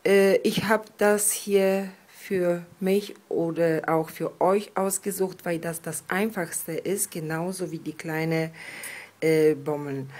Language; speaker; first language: German; non-native, fluent; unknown